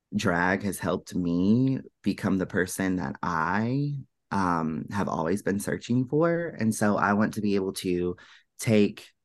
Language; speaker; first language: English; native; English